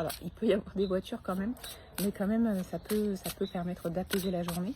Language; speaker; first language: French; native; French